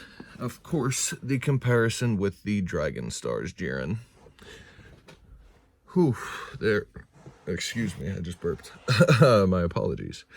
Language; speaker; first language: English; native; English